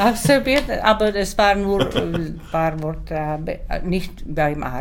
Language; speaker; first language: German; non-native, learner; Czech